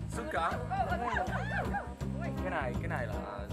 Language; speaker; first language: Vietnamese; non-native, learner; English